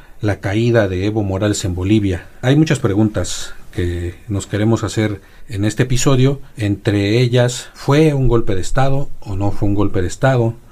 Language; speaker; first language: Spanish; native; Spanish